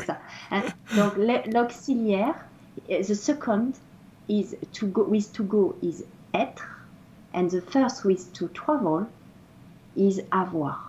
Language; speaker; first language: English; non-native, fluent; French